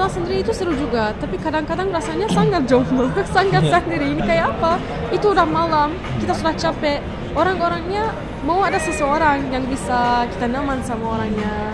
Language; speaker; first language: Indonesian; non-native, fluent; Turkish